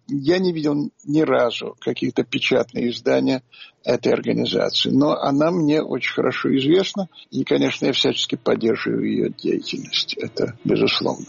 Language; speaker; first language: Russian; native; Russian